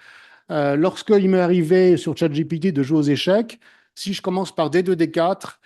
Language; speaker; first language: French; native; French